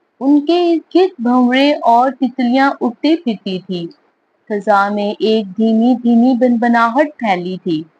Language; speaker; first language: Urdu; native; Urdu